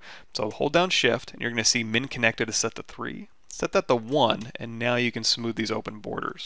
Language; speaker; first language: English; native; English